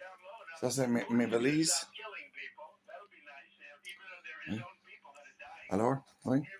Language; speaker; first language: French; non-native, learner; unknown